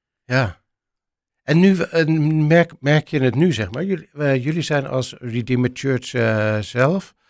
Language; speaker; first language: Dutch; native; Dutch